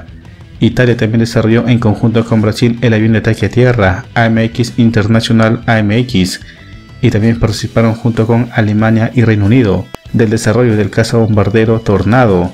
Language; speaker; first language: Spanish; native; Spanish